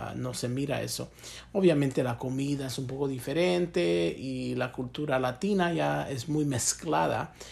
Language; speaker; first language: Spanish; early bilingual, heritage; Spanish